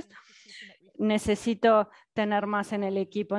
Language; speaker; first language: Spanish; native; Spanish